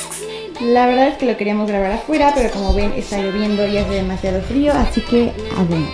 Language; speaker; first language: Spanish; native; Spanish